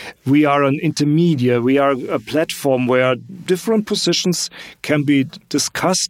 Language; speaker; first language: English; non-native, fluent; German